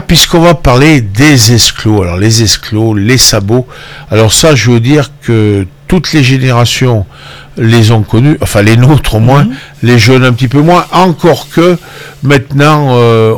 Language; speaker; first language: French; native; French